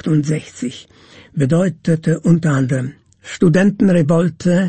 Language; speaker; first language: German; non-native, fluent; Polish